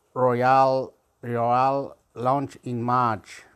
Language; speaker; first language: English; non-native, fluent; Spanish